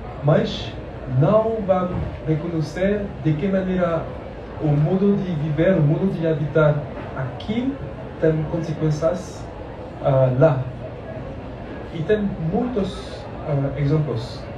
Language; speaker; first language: Portuguese; non-native, learner; French